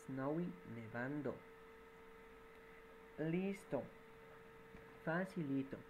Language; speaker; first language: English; non-native, fluent; Spanish